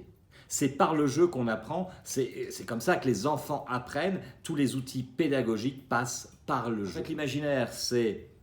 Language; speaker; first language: French; native; French